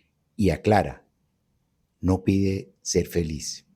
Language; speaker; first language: Spanish; native; Spanish